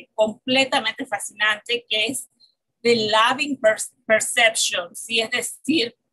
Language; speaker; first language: Spanish; native; Spanish